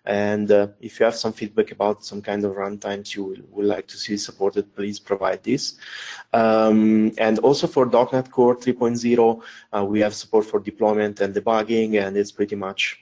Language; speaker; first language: English; non-native, fluent; Italian